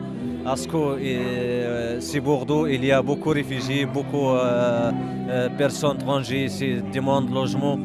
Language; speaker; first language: French; non-native, learner; Arabic